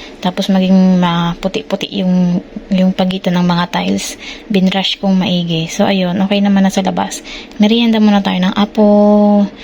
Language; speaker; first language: Filipino; native; Filipino